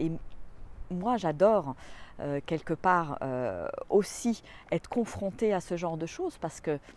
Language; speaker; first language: French; native; French